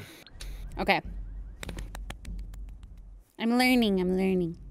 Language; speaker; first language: English; native; English